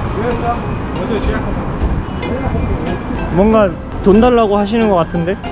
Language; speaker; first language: Korean; native; Korean